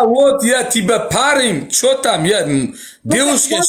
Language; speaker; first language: Russian; non-native, learner; Uzbek